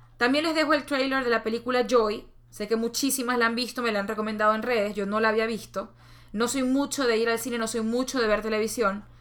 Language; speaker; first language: Spanish; native; Spanish